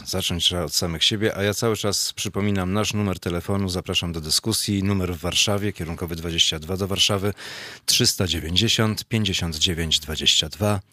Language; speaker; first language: Polish; native; Polish